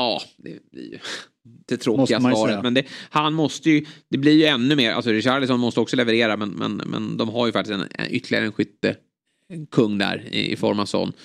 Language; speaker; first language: Swedish; native; Swedish